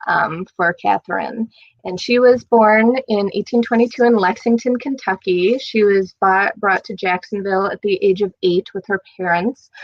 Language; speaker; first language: English; native; English